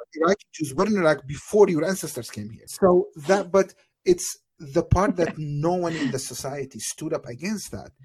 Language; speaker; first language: English; non-native, fluent; Arabic